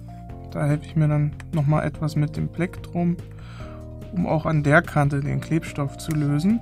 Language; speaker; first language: German; native; German